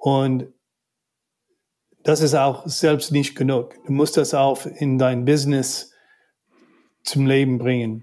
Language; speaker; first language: German; non-native, learner; English